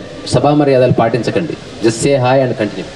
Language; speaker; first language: Telugu; native; Telugu